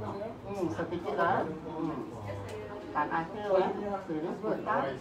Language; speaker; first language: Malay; non-native, local second language; Cantonese